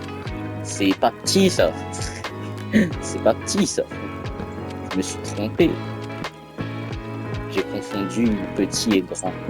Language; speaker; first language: French; native; French